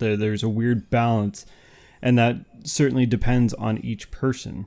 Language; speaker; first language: English; native; English